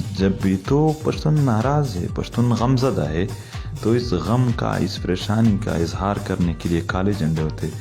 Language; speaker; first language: Urdu; non-native, local second language; Pashto